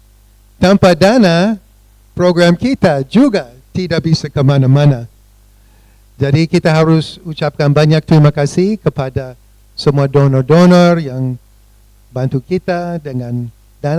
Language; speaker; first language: Indonesian; non-native, fluent; English